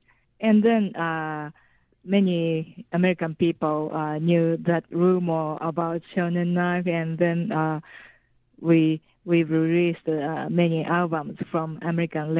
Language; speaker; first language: English; non-native, fluent; Japanese